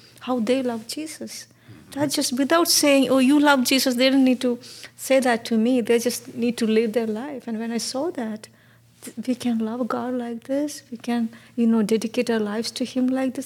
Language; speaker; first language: English; non-native, local second language; Malayalam